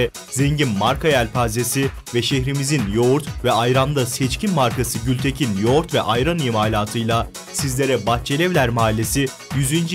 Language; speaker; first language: Turkish; native; Turkish